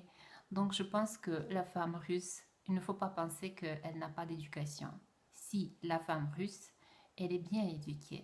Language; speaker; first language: French; non-native, fluent; Russian